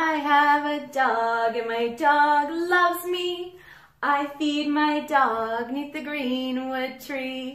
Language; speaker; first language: English; native; English